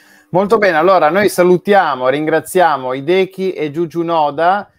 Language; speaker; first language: Italian; native; Italian